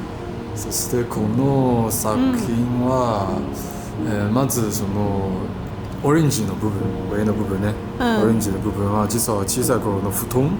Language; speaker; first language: Japanese; non-native, fluent; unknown